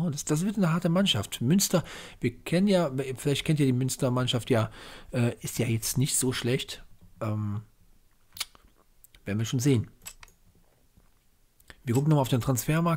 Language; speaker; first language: German; native; German